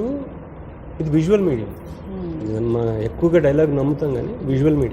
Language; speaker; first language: Telugu; native; Telugu